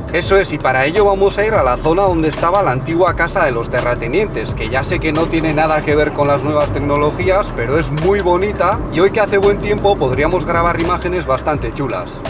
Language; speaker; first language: Spanish; native; Spanish